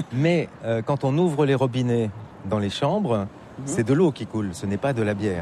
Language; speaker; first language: French; native; French